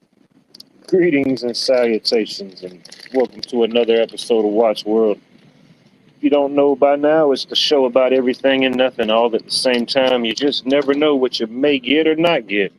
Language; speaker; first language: English; native; English